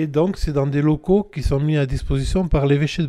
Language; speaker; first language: French; native; French